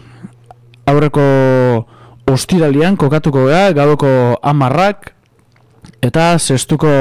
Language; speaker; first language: Basque; native; Basque